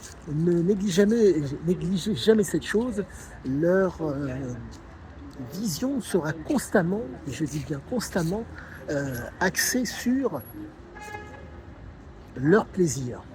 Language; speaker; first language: French; native; French